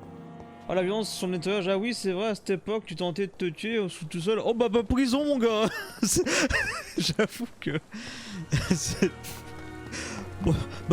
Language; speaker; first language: French; native; French